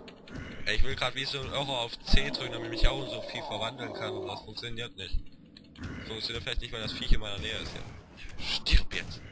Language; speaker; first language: German; native; German